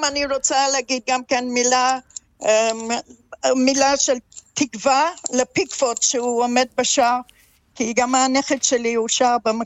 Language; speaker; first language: Hebrew; non-native, fluent; English